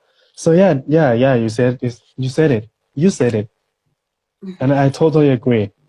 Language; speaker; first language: English; non-native, fluent; Thai